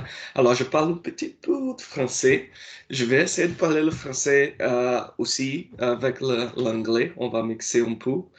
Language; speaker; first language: French; non-native, learner; Portuguese